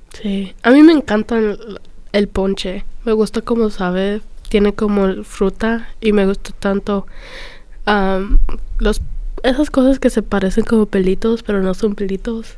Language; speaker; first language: Spanish; early bilingual, other home language; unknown